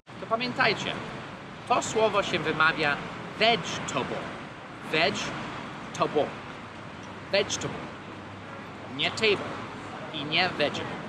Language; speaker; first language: Polish; non-native, fluent; English